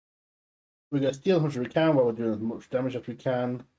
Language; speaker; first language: English; native; English